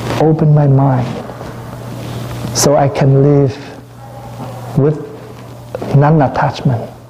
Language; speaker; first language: English; non-native, learner; Vietnamese